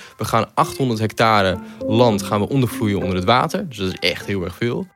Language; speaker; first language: Dutch; native; Dutch